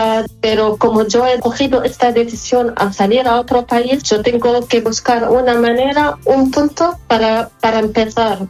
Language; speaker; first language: Spanish; non-native, learner; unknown